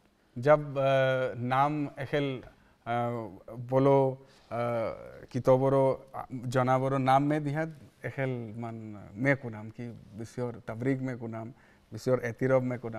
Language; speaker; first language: Persian; non-native, learner; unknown